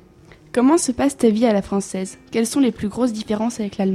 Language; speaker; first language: French; native; French